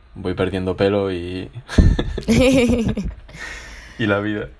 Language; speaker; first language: Spanish; native; Spanish